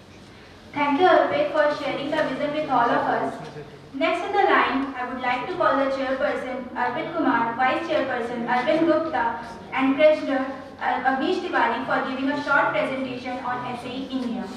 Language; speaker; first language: English; non-native, local second language; Hindi